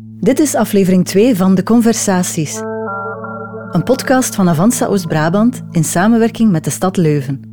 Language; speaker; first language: Dutch; native; Dutch